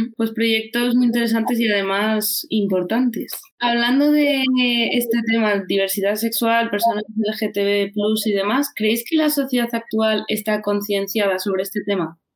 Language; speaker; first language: Spanish; native; Spanish